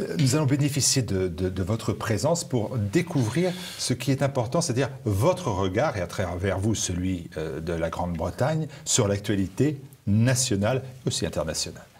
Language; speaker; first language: French; native; French